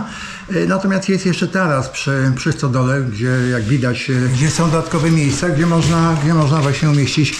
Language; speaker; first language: Polish; native; Polish